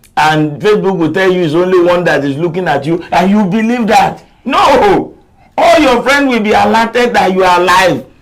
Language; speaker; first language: English; non-native, local second language; Yoruba